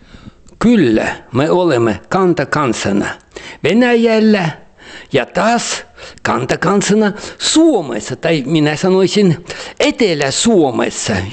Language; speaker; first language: Finnish; early bilingual, heritage; Finnish